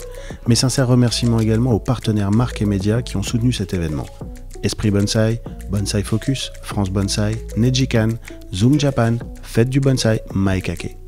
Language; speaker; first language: French; native; French